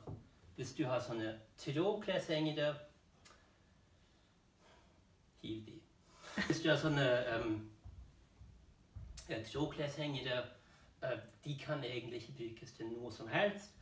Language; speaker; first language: Norwegian; non-native, fluent; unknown